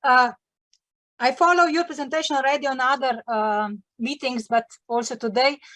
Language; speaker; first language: English; non-native, learner; Slovenian